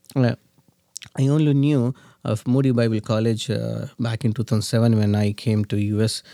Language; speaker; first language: English; non-native, local second language; Telugu